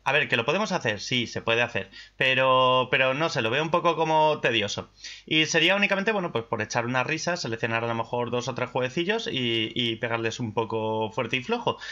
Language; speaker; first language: Spanish; native; Spanish